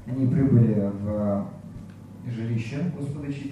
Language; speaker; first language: Russian; native; Russian